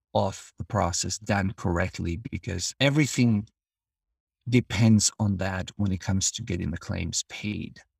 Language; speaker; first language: English; non-native, fluent; Albanian